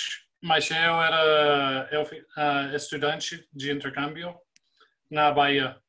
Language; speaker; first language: Portuguese; non-native, fluent; English